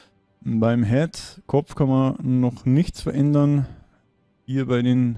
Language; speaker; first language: German; native; German